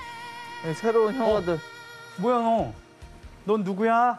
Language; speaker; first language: Korean; native; Korean